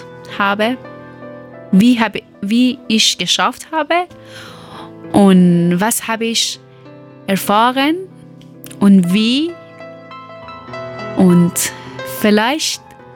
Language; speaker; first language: German; non-native, learner; Persian